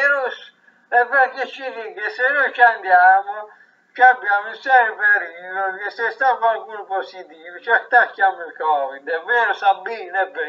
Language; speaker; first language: Italian; native; Italian